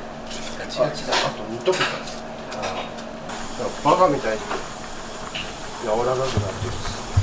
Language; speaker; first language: Japanese; native; Japanese